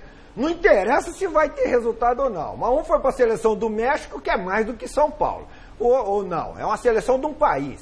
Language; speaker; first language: Portuguese; native; Portuguese